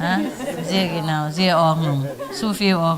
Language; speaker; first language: German; non-native, learner; Vietnamese